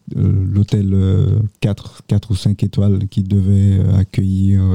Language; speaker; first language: French; native; French